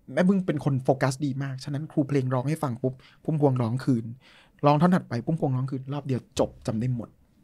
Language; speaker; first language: Thai; native; Thai